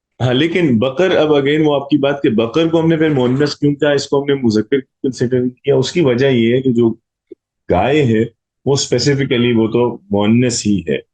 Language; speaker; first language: Urdu; non-native, local second language; Punjabi